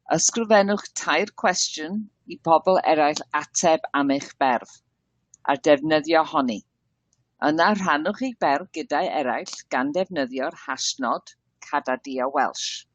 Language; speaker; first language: Welsh; non-native, learner; English